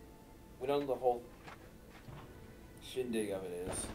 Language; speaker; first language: English; native; English